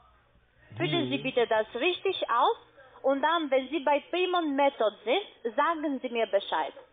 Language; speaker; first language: German; non-native, learner; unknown